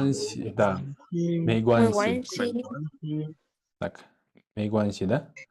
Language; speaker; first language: Chinese; non-native, fluent; Kyrgyz